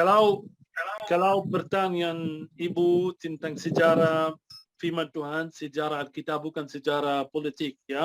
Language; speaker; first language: Indonesian; non-native, fluent; Arabic